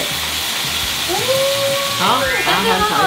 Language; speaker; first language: Chinese; native; Chinese